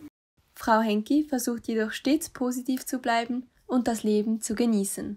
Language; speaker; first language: German; native; German